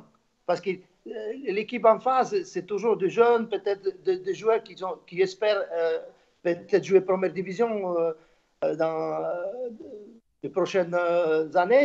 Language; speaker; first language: French; non-native, fluent; Slovak